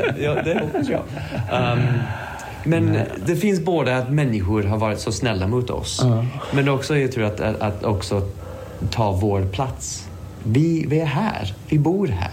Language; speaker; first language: Swedish; non-native, fluent; English